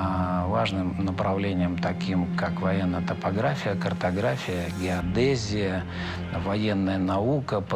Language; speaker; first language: Russian; native; Russian